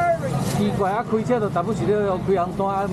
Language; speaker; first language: Chinese; native; Chinese